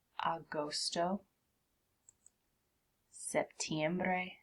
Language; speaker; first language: Spanish; non-native, fluent; English